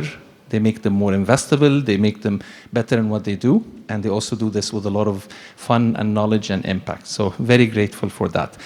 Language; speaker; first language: English; non-native, fluent; Arabic